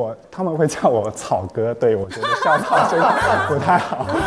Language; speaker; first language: Chinese; native; Chinese